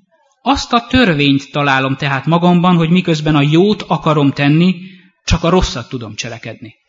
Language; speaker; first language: Hungarian; native; Hungarian